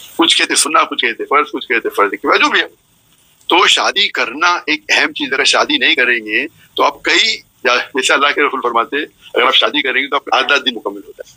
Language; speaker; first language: Urdu; non-native, local second language; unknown